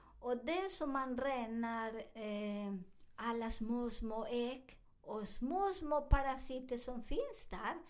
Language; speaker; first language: Swedish; non-native, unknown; Spanish